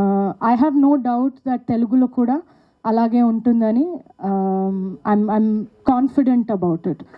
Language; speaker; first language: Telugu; non-native, local second language; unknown